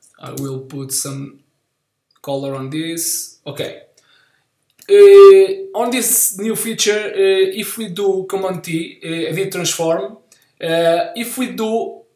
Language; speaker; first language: English; non-native, learner; Portuguese